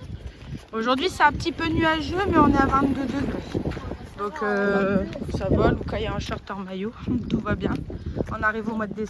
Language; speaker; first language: French; native; French